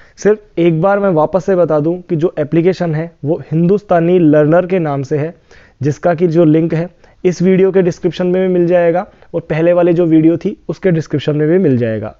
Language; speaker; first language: Hindi; native; Hindi